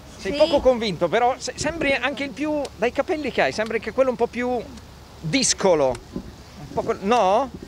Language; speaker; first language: Italian; native; Italian